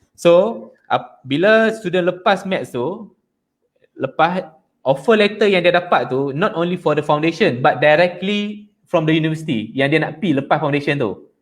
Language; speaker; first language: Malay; native; Malay